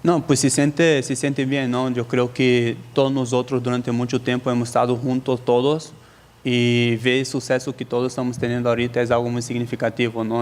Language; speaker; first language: Spanish; native; Spanish